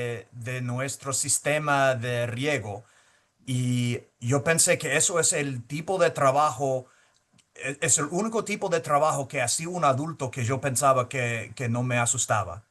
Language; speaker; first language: Spanish; early bilingual, heritage; Spanish